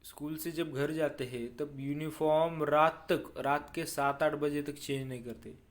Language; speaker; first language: Hindi; non-native, local second language; Marathi